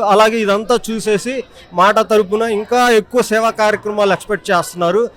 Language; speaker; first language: Telugu; native; Telugu